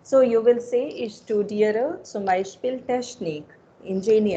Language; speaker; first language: German; non-native, fluent; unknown